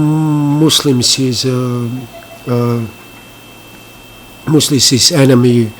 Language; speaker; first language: English; non-native, learner; Bosnian